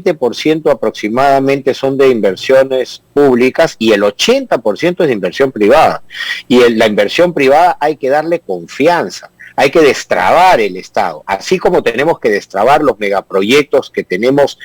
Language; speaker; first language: Spanish; native; Spanish